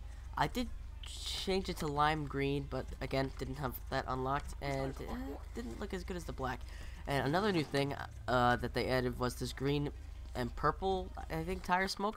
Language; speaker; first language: English; native; English